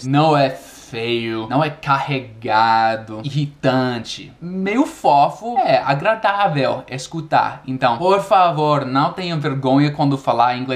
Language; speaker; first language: Portuguese; non-native, fluent; English